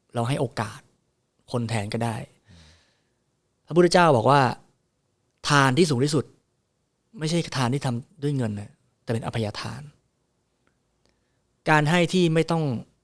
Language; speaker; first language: Thai; native; Thai